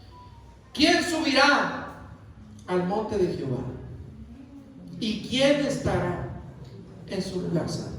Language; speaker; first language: Spanish; native; Spanish